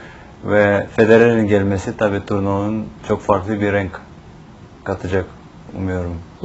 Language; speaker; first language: Turkish; non-native, fluent; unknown